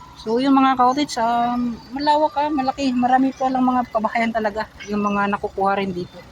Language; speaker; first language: Filipino; non-native, local second language; Cebuano